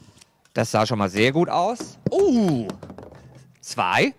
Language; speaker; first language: German; native; German